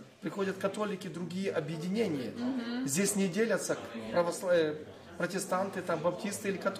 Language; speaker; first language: Russian; non-native, local second language; Ukrainian